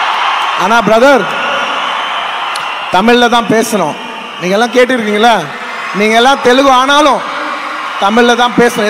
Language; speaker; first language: Tamil; non-native, local second language; Telugu